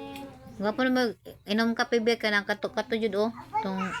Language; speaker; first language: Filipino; non-native, local second language; Cebuano